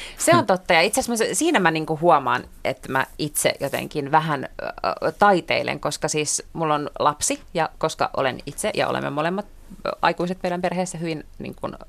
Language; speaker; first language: Finnish; non-native, local second language; Swedish